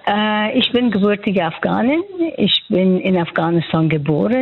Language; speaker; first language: German; non-native, fluent; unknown